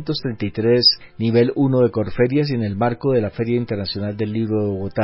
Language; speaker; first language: Spanish; native; Spanish